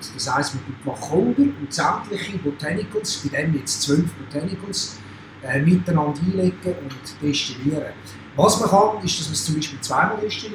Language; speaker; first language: German; native; German